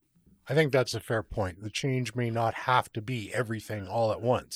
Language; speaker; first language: English; native; English